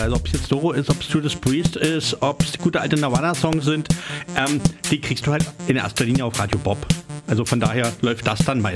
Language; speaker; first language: German; native; German